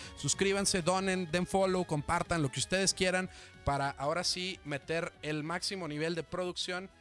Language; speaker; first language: Spanish; native; Spanish